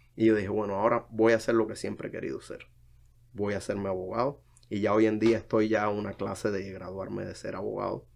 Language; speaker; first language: Spanish; native; Spanish